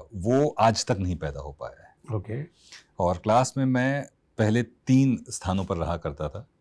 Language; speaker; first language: Hindi; native; Hindi